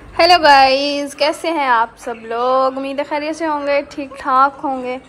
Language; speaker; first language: Urdu; native; Urdu